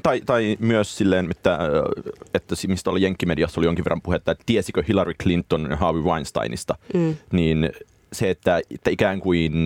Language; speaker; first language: Finnish; native; Finnish